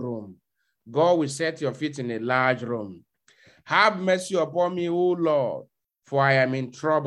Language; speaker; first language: English; non-native, local second language; Yoruba